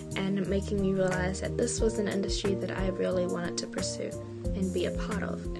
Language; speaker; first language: English; native; English